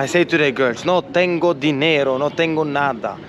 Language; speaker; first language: Spanish; non-native, learner; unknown